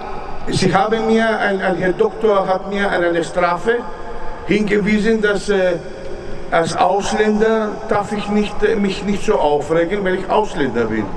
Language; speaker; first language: German; non-native, fluent; Greek